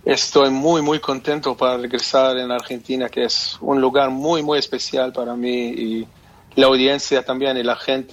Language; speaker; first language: Spanish; non-native, fluent; Hebrew